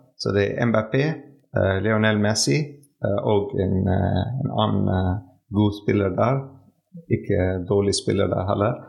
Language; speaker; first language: Norwegian; non-native, fluent; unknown